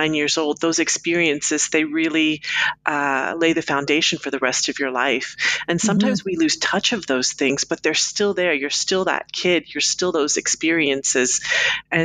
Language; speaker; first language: English; native; English